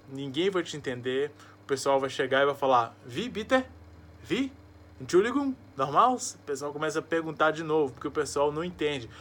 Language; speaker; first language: Portuguese; native; Portuguese